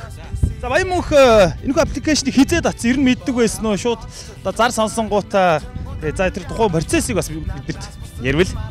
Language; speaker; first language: Mongolian; native; Mongolian